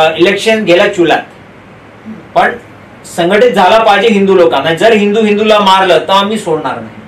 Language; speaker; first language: Marathi; non-native, local second language; Hindi